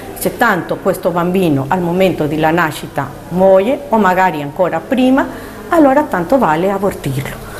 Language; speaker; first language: Italian; non-native, fluent; Spanish